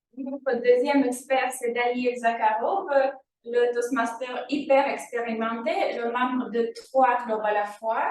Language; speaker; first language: French; non-native, fluent; Russian